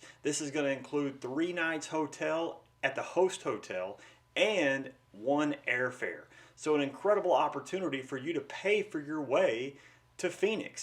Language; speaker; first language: English; native; English